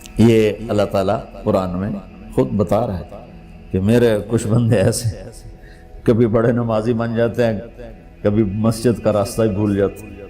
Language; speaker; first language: Urdu; non-native, local second language; Punjabi